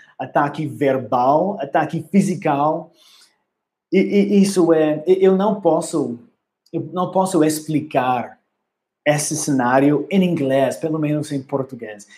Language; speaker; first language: Portuguese; non-native, learner; English